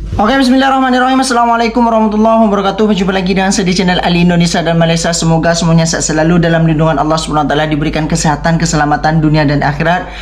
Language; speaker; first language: Malay; non-native, local second language; Madurese